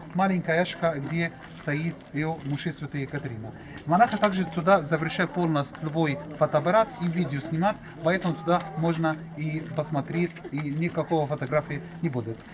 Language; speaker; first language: Russian; non-native, learner; Arabic